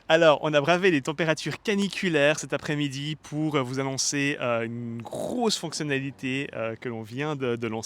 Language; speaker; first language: French; native; French